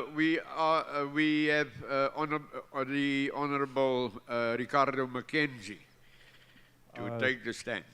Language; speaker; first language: English; non-native, local second language; Afrikaans